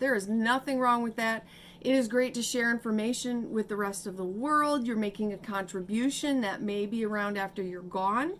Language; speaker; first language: English; native; English